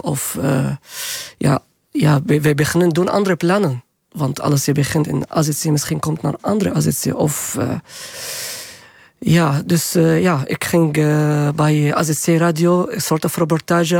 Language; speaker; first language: Dutch; non-native, learner; Arabic